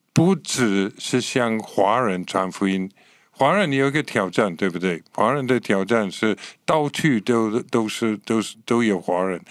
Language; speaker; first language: Chinese; non-native, fluent; English